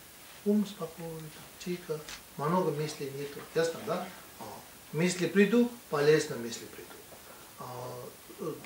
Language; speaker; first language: Russian; non-native, learner; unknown